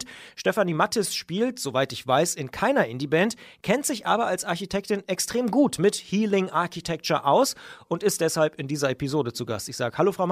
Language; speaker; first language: German; native; German